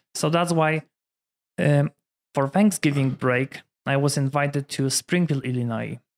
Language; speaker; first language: English; non-native, fluent; Polish